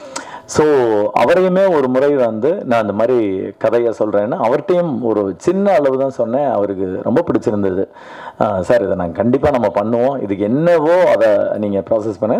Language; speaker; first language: Tamil; native; Tamil